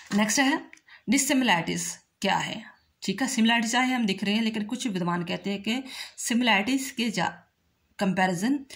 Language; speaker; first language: Hindi; non-native, local second language; Punjabi